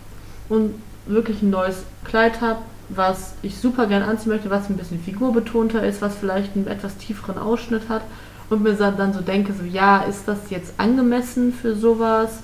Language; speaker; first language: German; native; German